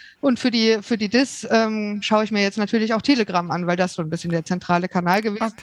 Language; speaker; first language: German; native; German